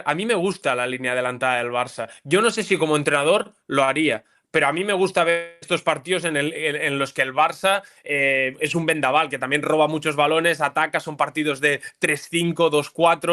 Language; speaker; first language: Spanish; native; Spanish